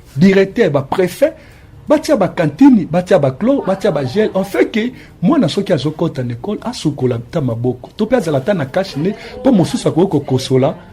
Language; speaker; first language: Lingala; native; Lingala